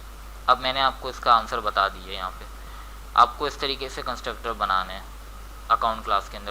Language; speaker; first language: Hindi; native; Hindi